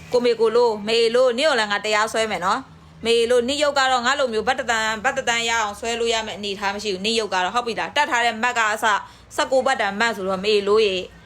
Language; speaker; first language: Burmese; non-native, local second language; Karen languages